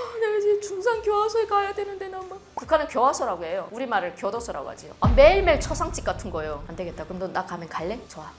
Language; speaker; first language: Korean; native; Korean